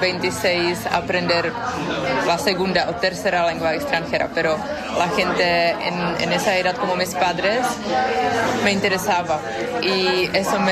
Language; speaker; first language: Spanish; non-native, fluent; Czech